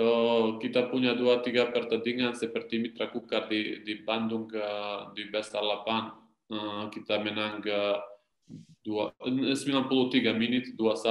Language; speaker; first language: Indonesian; non-native, learner; Serbian